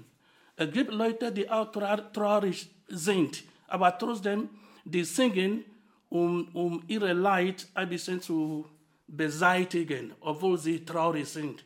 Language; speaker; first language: German; non-native, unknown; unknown